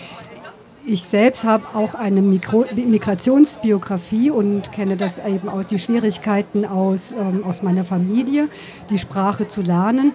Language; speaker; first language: German; early bilingual, other home language; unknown